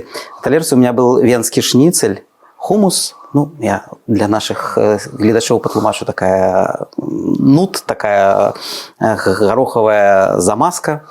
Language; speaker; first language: Belarusian; native; Belarusian